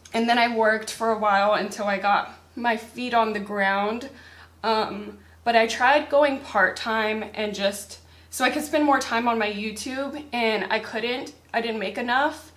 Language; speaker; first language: English; native; English